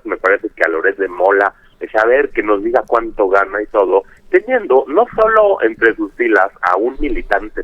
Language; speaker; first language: Spanish; native; Spanish